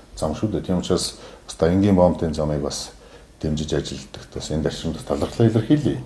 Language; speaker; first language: Mongolian; non-native, local second language; Kazakh